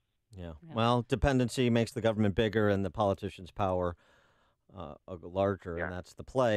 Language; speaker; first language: English; native; English